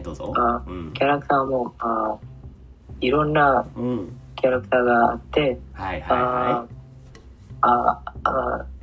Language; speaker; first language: Japanese; non-native, learner; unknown